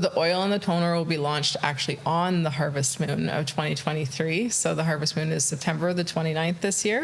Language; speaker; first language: English; native; English